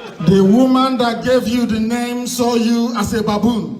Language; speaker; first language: English; non-native, local second language; Igbo